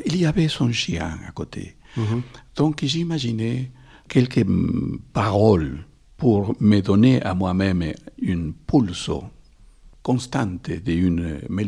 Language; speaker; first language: French; non-native, fluent; Spanish